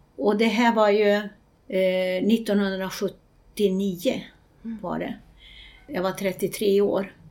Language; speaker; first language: Swedish; native; Swedish